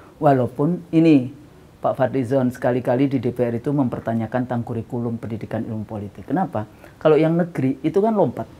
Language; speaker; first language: Indonesian; native; Indonesian